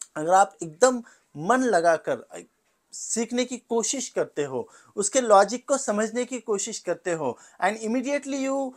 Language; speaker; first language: Hindi; non-native, local second language; Marathi